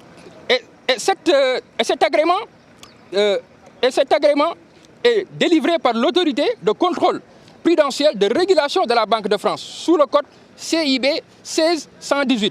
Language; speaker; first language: French; non-native, local second language; Wolof